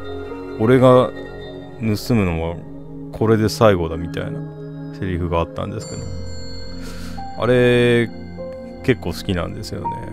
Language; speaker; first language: Japanese; native; Japanese